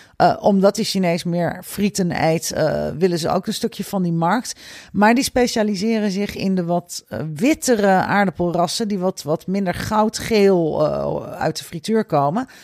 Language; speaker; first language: Dutch; native; Dutch